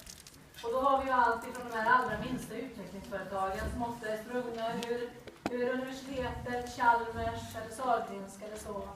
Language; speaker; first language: Swedish; native; Swedish